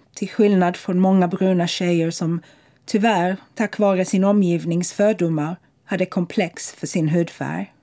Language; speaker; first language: Swedish; non-native, fluent; English